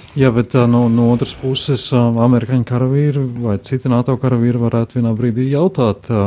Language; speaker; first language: Latvian; native; Latvian